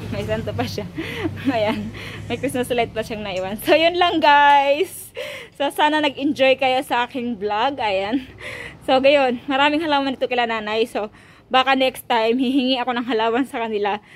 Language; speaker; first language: Filipino; native; Filipino